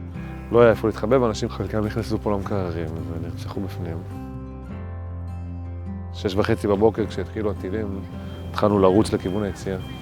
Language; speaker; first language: Hebrew; native; Hebrew